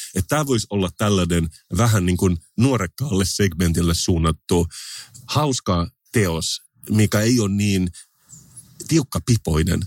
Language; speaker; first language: Finnish; native; Finnish